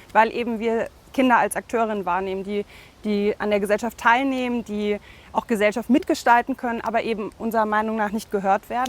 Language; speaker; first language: German; native; German